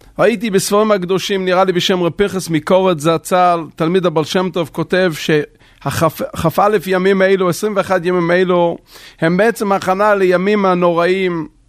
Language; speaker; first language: Hebrew; non-native, local second language; Yiddish